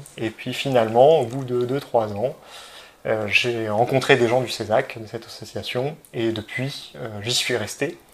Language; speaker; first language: French; native; French